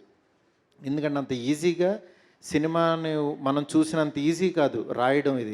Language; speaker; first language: Telugu; native; Telugu